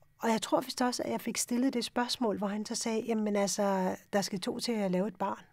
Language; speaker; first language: Danish; early bilingual, other home language; Urdu